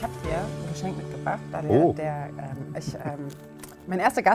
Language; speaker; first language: German; native; German